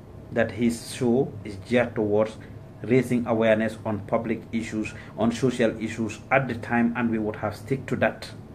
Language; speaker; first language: English; non-native, local second language; Wolof